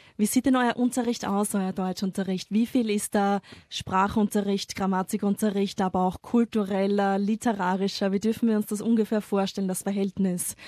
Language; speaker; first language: German; native; German